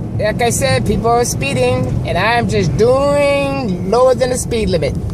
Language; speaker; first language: English; native; English